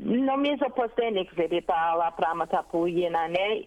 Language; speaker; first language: Greek; non-native, learner; English